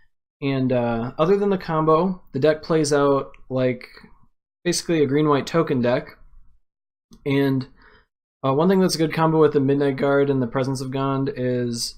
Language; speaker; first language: English; native; English